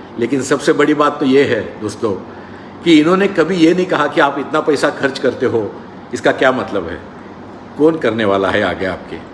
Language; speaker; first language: Hindi; non-native, local second language; Marathi